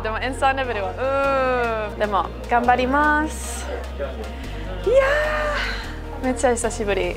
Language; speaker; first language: Japanese; non-native, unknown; English